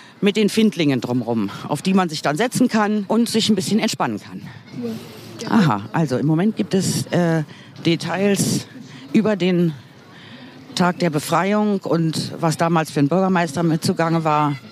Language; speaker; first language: German; native; German